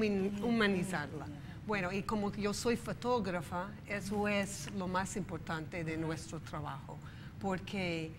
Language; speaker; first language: Spanish; non-native, fluent; English